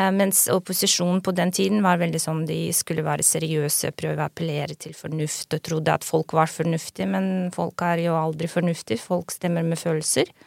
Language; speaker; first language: Norwegian; non-native, fluent; Belarusian